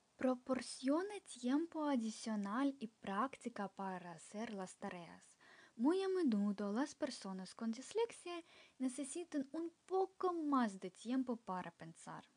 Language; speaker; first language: Spanish; non-native, fluent; Ukrainian